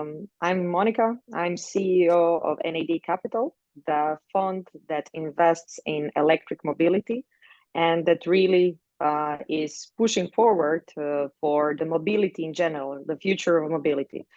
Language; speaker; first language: English; non-native, fluent; Croatian